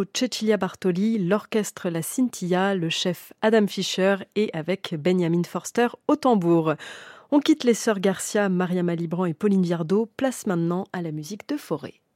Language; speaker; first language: French; native; French